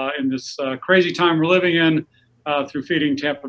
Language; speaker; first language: English; native; English